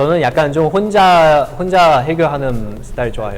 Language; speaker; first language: Korean; non-native, learner; Chinese